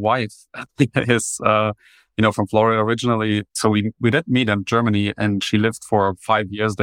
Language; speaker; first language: English; non-native, fluent; German